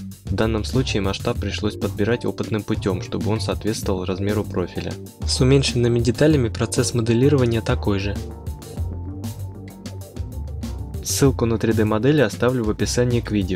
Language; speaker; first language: Russian; native; Russian